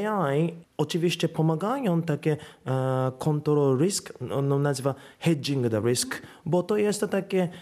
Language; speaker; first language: Polish; non-native, learner; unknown